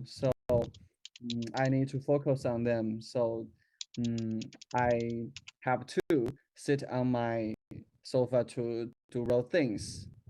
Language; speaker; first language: English; non-native, learner; Chinese